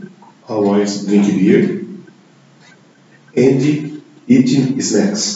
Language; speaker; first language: English; non-native, learner; Portuguese